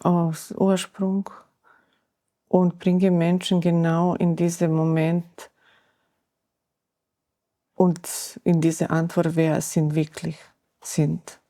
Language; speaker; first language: German; non-native, learner; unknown